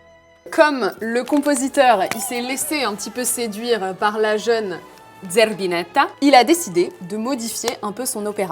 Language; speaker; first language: French; native; French